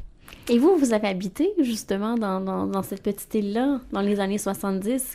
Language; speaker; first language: French; native; French